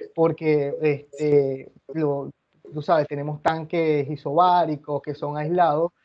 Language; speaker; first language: Spanish; native; Spanish